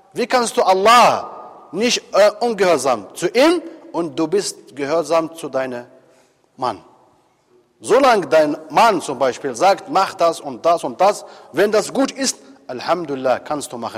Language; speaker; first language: German; non-native, fluent; Arabic